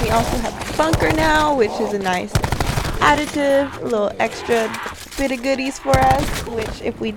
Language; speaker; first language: English; native; English